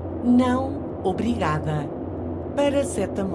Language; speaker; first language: Portuguese; non-native, learner; English